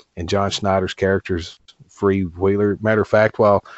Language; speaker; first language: English; native; English